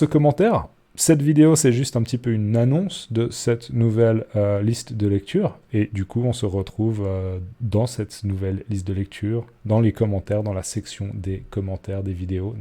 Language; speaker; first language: French; native; French